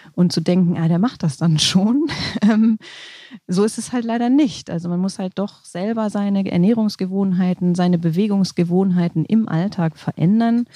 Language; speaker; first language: German; native; German